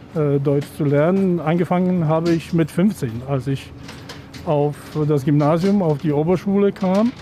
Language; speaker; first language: German; non-native, fluent; Polish